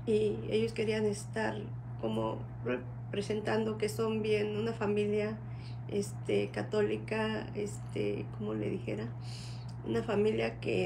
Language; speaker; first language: Spanish; native; Spanish